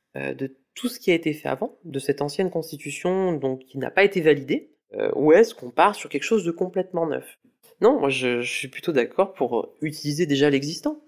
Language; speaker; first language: French; native; French